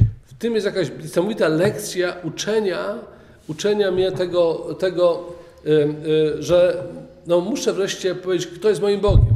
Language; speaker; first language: Polish; native; Polish